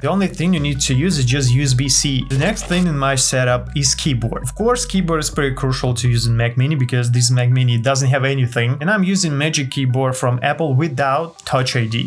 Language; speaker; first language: English; non-native, fluent; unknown